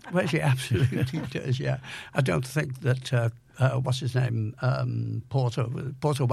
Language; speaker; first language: English; native; English